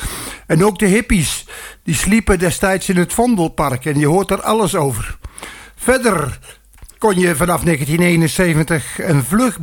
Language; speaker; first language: Dutch; native; Dutch